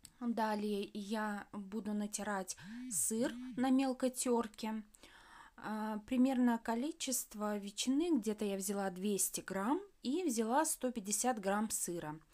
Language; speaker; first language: Russian; native; Russian